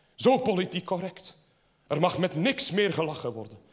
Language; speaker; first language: Dutch; native; Dutch